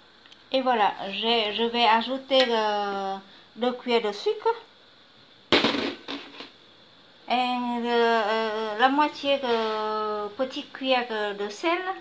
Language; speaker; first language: French; non-native, learner; Vietnamese